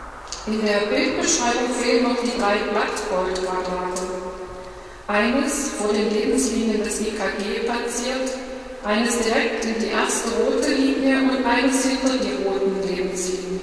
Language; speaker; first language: German; native; German